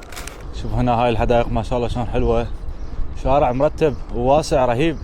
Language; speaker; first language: Arabic; native; Arabic